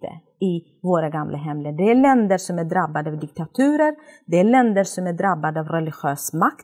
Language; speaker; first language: Swedish; non-native, fluent; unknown